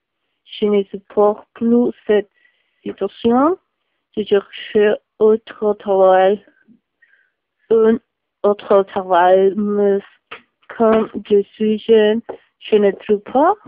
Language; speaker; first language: French; non-native, learner; Spanish